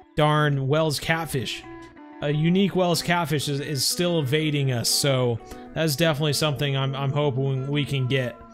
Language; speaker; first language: English; native; English